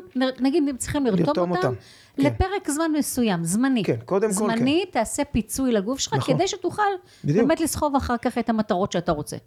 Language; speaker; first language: Hebrew; non-native, fluent; Russian